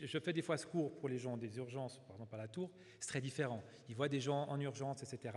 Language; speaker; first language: French; native; French